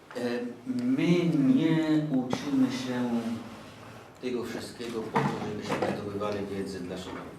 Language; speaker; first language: Polish; non-native, fluent; Arabic